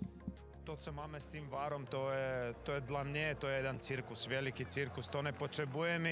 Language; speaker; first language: Polish; non-native, learner; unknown